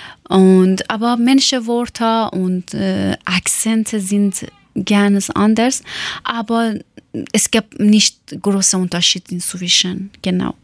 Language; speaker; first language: German; non-native, fluent; Persian